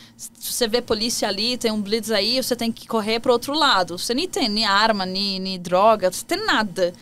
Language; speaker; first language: Portuguese; non-native, fluent; Arabic